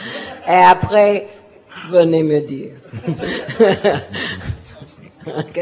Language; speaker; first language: French; non-native, learner; English